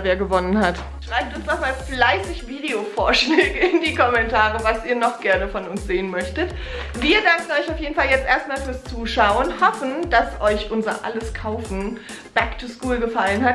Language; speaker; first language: German; native; German